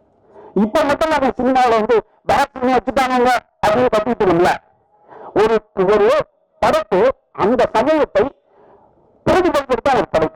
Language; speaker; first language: Tamil; native; Tamil